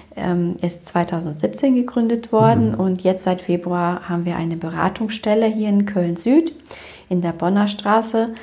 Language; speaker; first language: German; early bilingual, other home language; Romanian